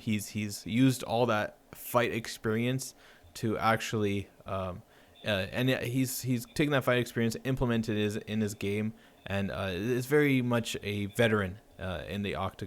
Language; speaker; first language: English; native; English